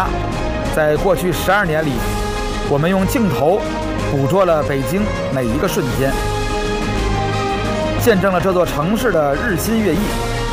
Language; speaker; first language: Chinese; native; Chinese